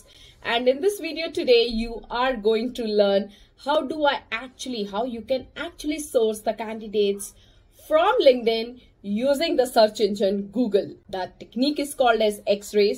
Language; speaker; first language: English; non-native, local second language; Hindi